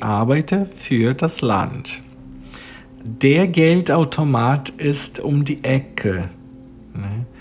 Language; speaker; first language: German; non-native, fluent; Portuguese